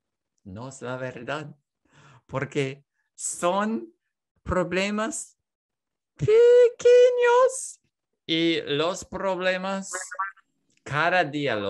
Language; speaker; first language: Spanish; non-native, learner; English